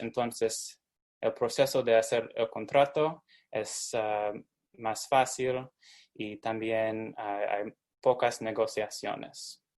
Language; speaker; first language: Spanish; non-native, fluent; English